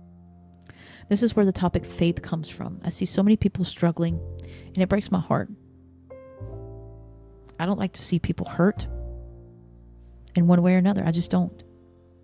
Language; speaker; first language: English; native; English